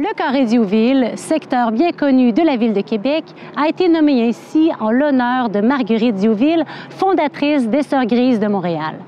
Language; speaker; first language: French; native; French